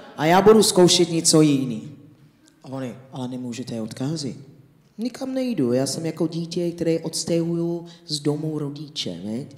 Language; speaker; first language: Czech; non-native, fluent; English